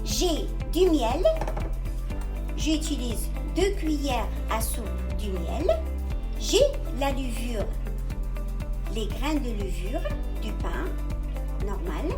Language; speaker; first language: French; non-native, local second language; Arabic